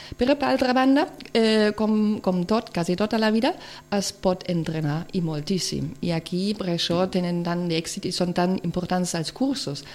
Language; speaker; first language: Catalan; non-native, local second language; Spanish